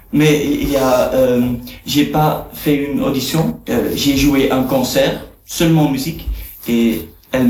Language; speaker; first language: French; non-native, learner; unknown